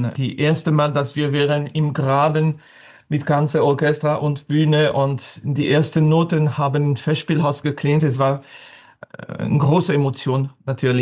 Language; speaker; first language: German; non-native, learner; French